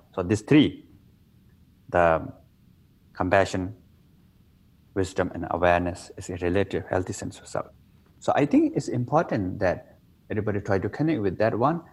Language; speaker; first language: English; non-native, local second language; Tibetan